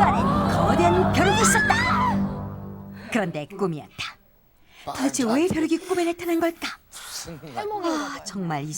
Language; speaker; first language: Korean; native; Korean